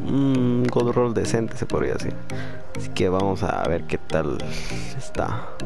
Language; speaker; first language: Spanish; native; Spanish